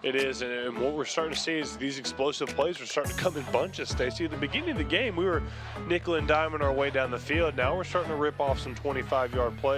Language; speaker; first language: English; native; English